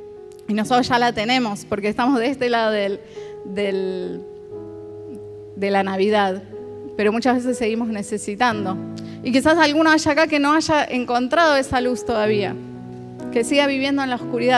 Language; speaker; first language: Spanish; native; Spanish